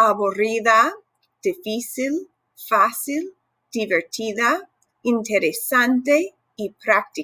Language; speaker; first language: Spanish; non-native, fluent; English